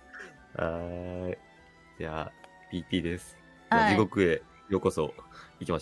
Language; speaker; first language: Japanese; native; Japanese